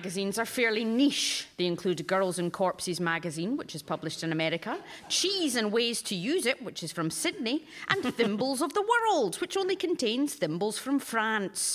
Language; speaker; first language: English; native; English